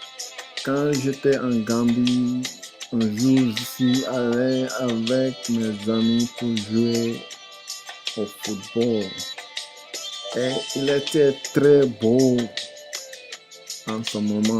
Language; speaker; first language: French; non-native, learner; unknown